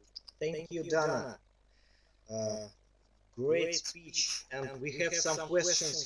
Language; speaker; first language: English; non-native, fluent; Russian